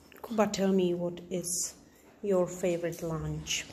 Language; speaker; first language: English; non-native, fluent; Czech